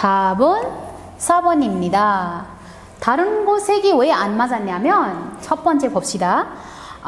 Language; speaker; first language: Korean; non-native, learner; Nepali